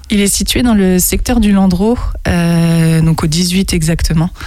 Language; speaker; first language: French; native; French